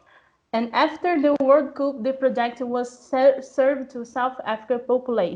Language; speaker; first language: English; non-native, learner; Portuguese